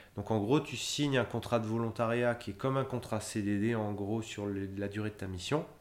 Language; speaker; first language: French; native; French